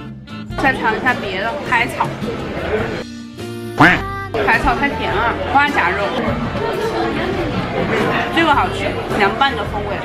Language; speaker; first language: Chinese; native; Chinese